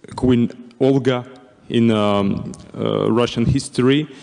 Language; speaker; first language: English; non-native, fluent; Russian